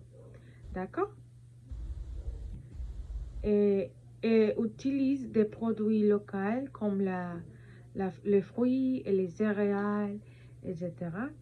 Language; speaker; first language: French; non-native, learner; Spanish